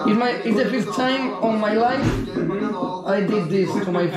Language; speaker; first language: English; non-native, learner; Spanish